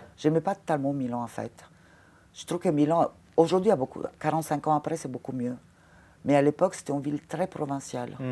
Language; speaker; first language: French; non-native, fluent; Italian